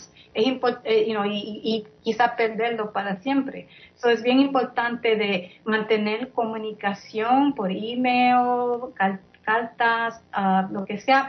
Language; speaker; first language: Spanish; early bilingual, heritage; English